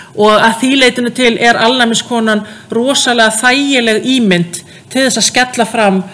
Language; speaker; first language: Icelandic; native; Icelandic